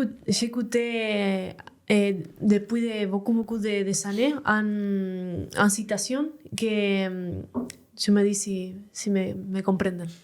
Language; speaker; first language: French; non-native, learner; Spanish